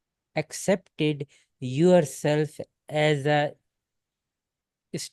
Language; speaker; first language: English; non-native, local second language; Urdu